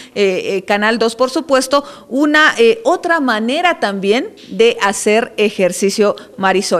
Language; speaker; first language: Spanish; native; Spanish